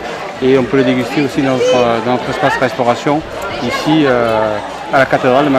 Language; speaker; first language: French; native; French